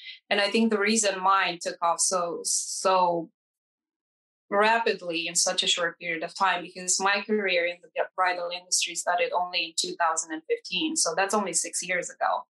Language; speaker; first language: English; non-native, fluent; Romanian